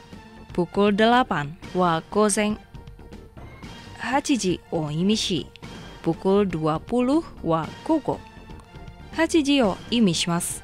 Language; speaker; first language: Japanese; non-native, fluent; Indonesian